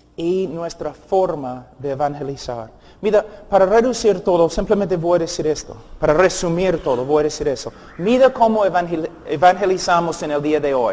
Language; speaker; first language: Spanish; non-native, fluent; English